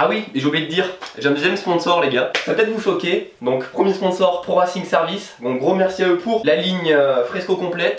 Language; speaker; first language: French; native; French